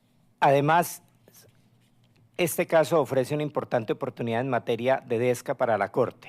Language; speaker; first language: Spanish; native; Spanish